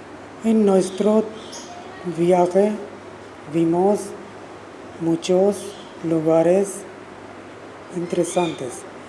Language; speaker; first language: Spanish; non-native, learner; Urdu